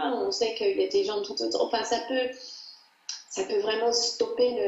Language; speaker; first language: French; non-native, fluent; English